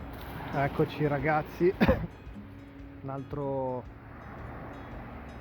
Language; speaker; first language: Italian; native; Italian